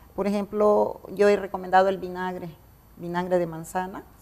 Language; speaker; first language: Spanish; native; Spanish